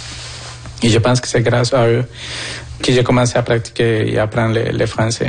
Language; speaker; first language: French; non-native, fluent; Spanish